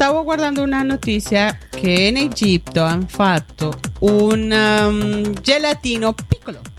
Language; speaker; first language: Italian; non-native, learner; Spanish